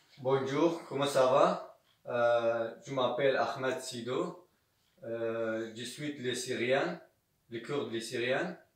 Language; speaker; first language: French; non-native, learner; Kurdish